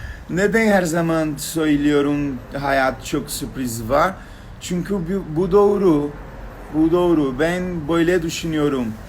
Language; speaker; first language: Turkish; non-native, learner; Portuguese